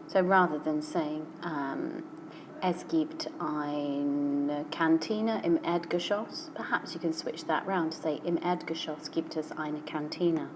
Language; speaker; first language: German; non-native, fluent; English